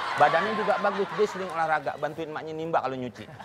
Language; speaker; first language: Indonesian; native; Indonesian